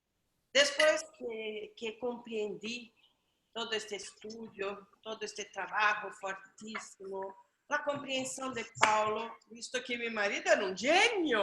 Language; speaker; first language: Portuguese; non-native, learner; Spanish